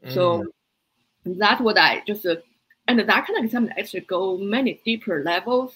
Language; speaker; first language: English; non-native, fluent; Chinese